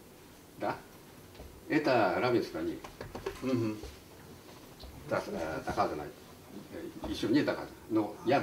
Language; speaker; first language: Russian; non-native, learner; Japanese